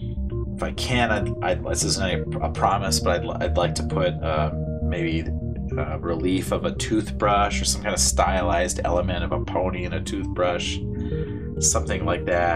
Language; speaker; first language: English; native; English